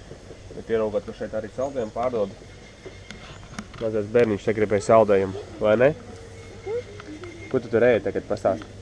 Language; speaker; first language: Latvian; native; Latvian